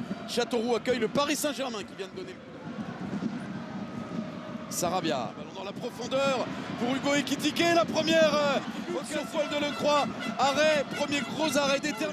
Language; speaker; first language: French; native; French